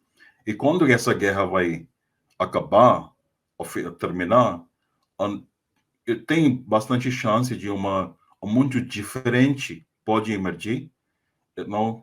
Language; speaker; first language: Portuguese; non-native, fluent; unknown